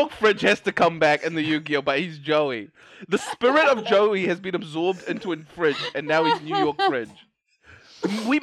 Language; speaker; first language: English; native; English